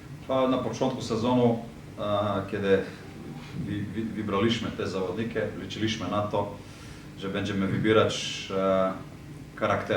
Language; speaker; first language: Polish; non-native, fluent; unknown